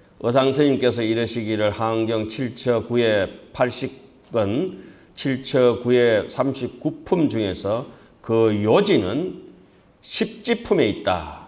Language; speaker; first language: Korean; native; Korean